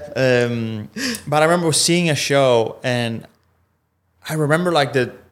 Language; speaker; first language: English; non-native, fluent; Italian